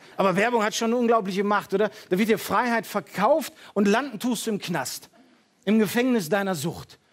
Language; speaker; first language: German; early bilingual, heritage; Dutch